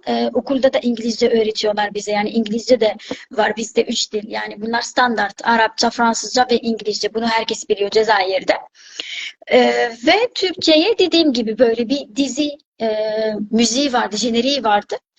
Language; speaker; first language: Turkish; non-native, fluent; Arabic